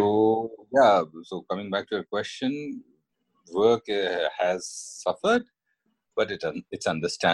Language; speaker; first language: English; non-native, local second language; Hindi